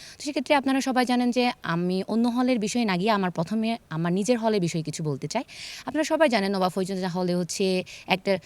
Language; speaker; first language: Bangla; non-native, local second language; Chakma